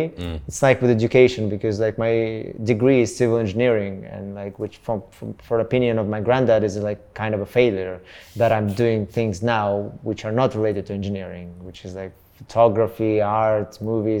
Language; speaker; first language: English; non-native, fluent; Russian